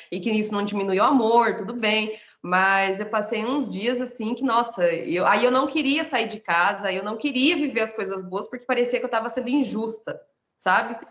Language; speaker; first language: Portuguese; native; Portuguese